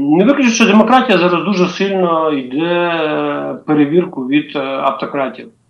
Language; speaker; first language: Ukrainian; native; Ukrainian